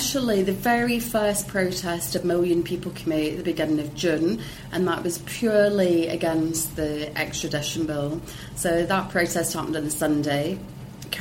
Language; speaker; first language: English; native; English